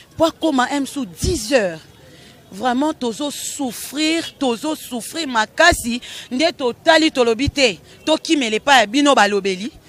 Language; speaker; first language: Lingala; native; Lingala